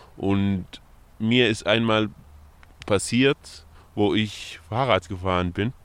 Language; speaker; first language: German; non-native, fluent; Arabic